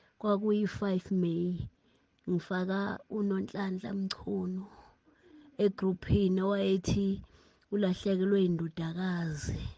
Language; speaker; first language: Zulu; native; Zulu